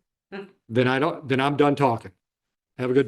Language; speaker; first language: English; native; English